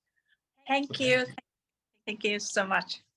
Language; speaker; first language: English; non-native, learner; Vietnamese